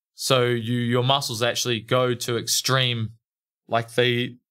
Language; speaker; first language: English; native; English